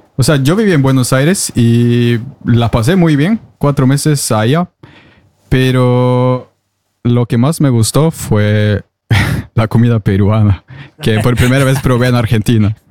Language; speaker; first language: Spanish; non-native, fluent; Norwegian